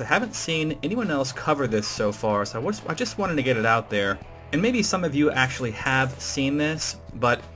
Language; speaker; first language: English; native; English